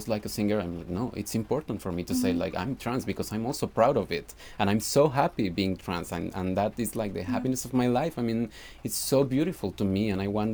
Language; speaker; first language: English; non-native, fluent; Spanish